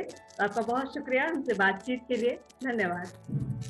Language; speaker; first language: Hindi; native; Hindi